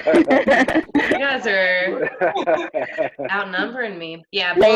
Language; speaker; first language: English; native; English